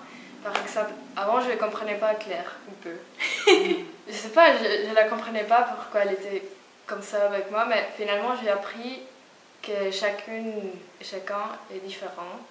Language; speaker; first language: French; non-native, fluent; Spanish